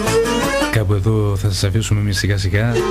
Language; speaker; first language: Greek; native; Greek